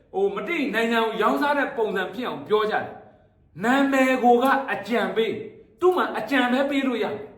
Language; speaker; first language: Burmese; native; Burmese